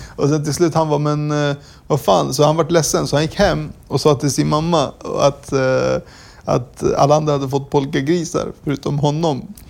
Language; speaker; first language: Swedish; early bilingual, other home language; Kurdish